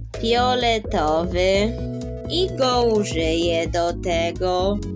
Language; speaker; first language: Polish; early bilingual, heritage; Polish